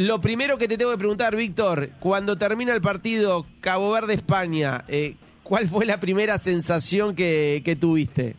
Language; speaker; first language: Spanish; native; Spanish